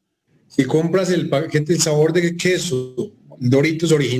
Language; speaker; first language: Spanish; native; Spanish